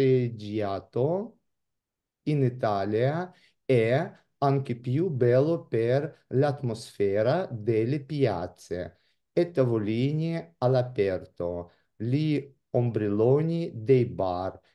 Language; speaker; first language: Italian; non-native, learner; Russian